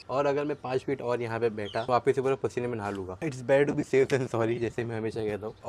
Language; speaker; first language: Hindi; non-native, local second language; Gujarati